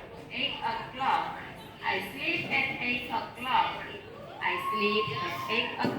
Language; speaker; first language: English; non-native, fluent; Indonesian